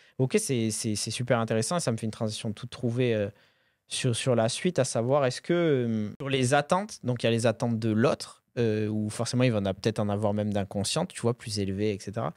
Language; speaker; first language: French; native; French